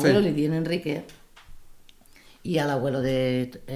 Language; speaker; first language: Catalan; native; Catalan